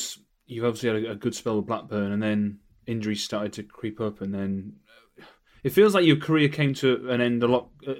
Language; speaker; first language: English; native; English